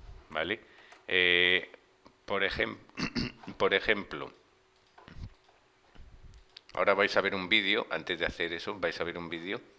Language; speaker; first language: Spanish; native; Spanish